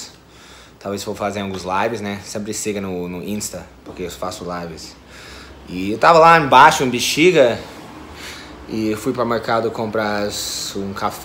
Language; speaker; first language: Portuguese; non-native, fluent; English